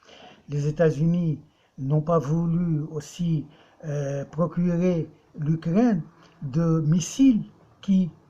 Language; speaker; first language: French; non-native, local second language; Arabic